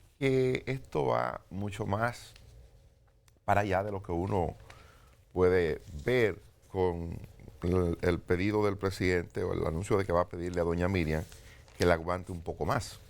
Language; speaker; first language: Spanish; native; Spanish